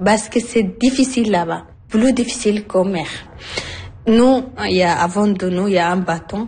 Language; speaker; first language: French; non-native, learner; Arabic